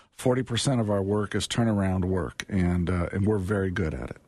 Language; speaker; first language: English; native; English